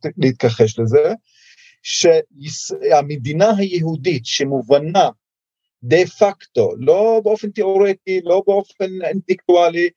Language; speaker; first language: Hebrew; non-native, local second language; Arabic